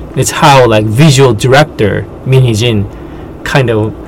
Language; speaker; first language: English; non-native, fluent; Korean